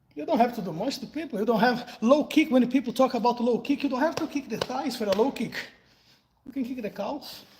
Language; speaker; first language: English; non-native, fluent; Portuguese